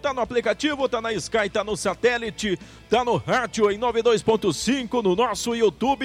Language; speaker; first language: Portuguese; native; Portuguese